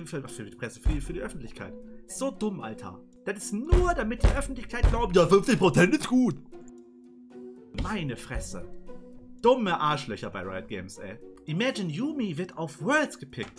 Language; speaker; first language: German; native; German